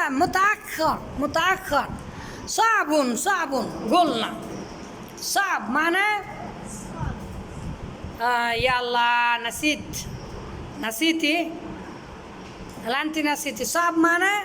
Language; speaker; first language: Arabic; non-native, fluent; Bangla